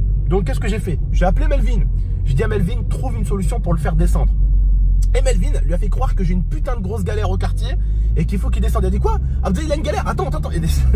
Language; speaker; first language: French; native; French